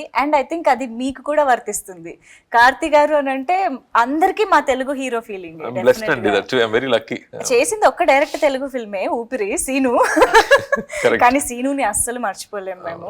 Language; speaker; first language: Telugu; native; Telugu